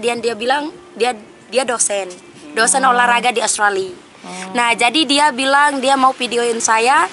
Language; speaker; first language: Indonesian; non-native, local second language; Sasak